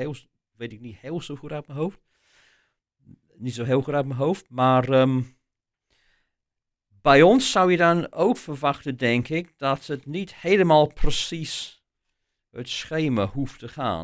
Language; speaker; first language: Dutch; non-native, fluent; English